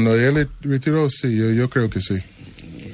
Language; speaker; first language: Spanish; non-native, learner; English